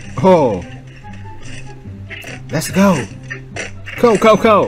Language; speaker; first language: English; non-native, learner; Vietnamese